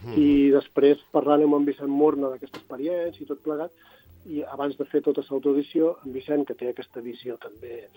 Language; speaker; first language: Catalan; non-native, local second language; Spanish